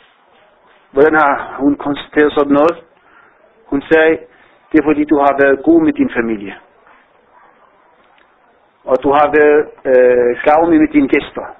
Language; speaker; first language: Danish; non-native, fluent; Arabic